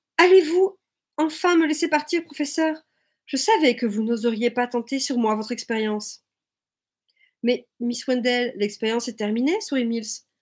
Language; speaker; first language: French; native; French